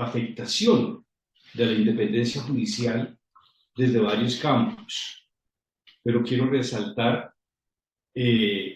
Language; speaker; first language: Spanish; native; Spanish